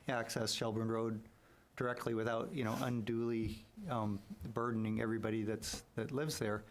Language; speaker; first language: English; native; English